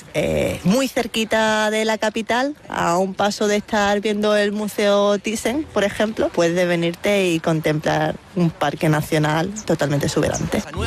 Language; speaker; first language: Spanish; native; Spanish